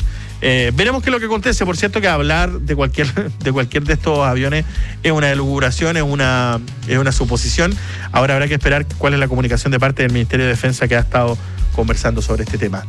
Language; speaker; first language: Spanish; native; Spanish